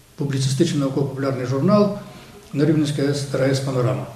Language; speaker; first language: Ukrainian; native; Ukrainian